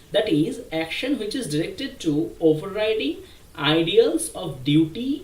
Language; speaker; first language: English; non-native, local second language; Bangla